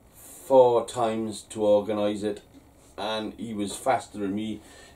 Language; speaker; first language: English; native; English